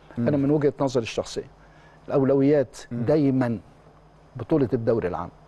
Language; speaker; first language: Egyptian Arabic; native; Egyptian Arabic